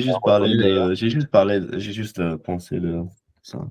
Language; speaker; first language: French; non-native, fluent; English